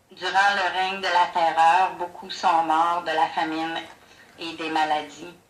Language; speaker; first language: French; non-native, local second language; English